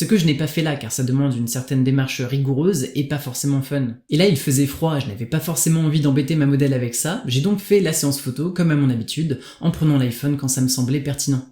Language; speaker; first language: French; native; French